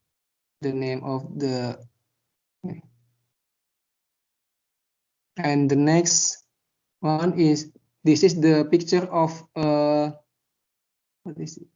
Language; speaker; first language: English; non-native, learner; Indonesian